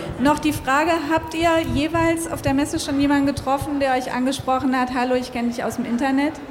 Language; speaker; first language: German; native; German